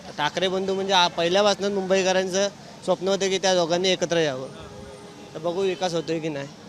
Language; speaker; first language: Marathi; native; Marathi